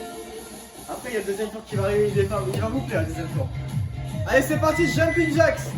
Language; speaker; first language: French; native; French